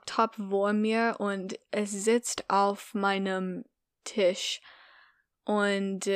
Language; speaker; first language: German; non-native, learner; English